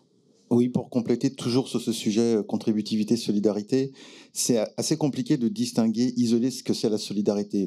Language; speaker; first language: French; native; French